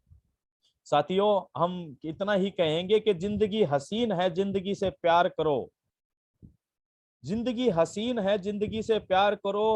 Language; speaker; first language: Hindi; native; Hindi